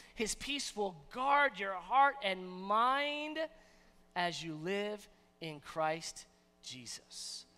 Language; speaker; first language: English; native; English